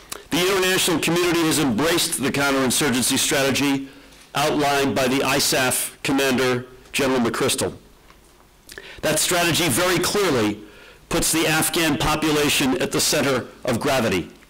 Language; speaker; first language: English; native; English